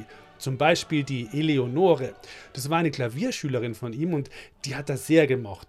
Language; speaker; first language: German; native; German